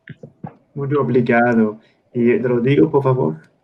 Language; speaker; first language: Portuguese; non-native, fluent; Spanish